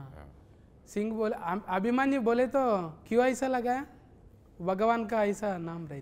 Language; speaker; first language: Hindi; non-native, local second language; Telugu